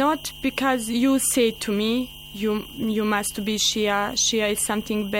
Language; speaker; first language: English; non-native, learner; Bosnian